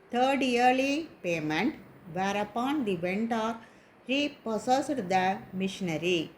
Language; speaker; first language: English; non-native, local second language; Tamil